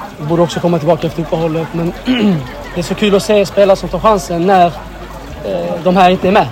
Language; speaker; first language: Swedish; early bilingual, other home language; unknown